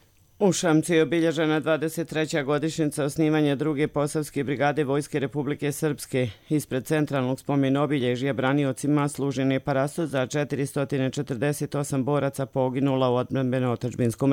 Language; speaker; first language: Croatian; native; Croatian